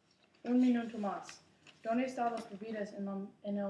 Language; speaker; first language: Spanish; non-native, learner; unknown